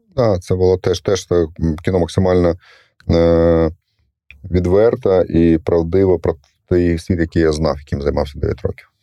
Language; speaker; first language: Ukrainian; non-native, local second language; Russian